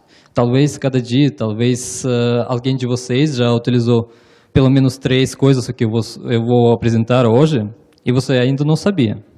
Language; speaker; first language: Portuguese; non-native, learner; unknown